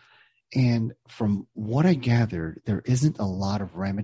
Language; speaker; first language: English; native; English